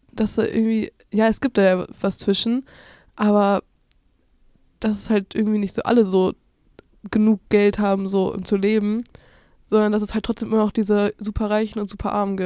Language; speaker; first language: German; native; German